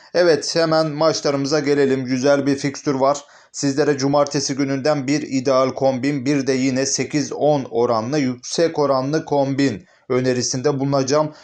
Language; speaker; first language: Turkish; native; Turkish